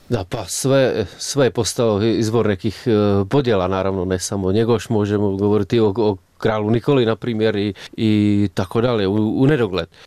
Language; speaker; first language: Croatian; native; Croatian